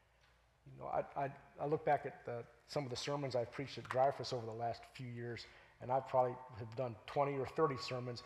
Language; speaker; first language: English; native; English